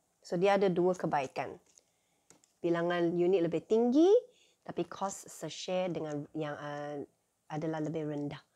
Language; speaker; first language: Malay; non-native, local second language; Chinese